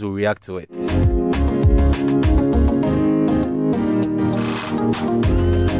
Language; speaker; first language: English; non-native, local second language; Akan